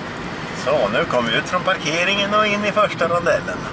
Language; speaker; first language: Swedish; native; Swedish